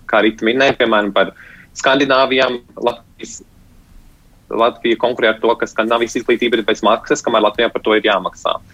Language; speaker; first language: Latvian; native; Latvian